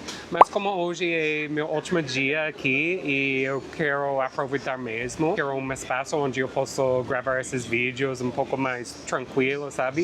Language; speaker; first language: Portuguese; non-native, fluent; English